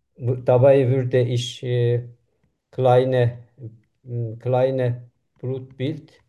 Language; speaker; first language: German; non-native, learner; Turkish